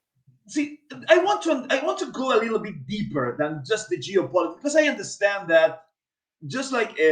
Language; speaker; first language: English; non-native, fluent; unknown